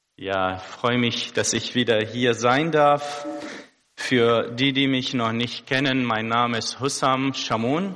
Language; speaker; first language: German; non-native, fluent; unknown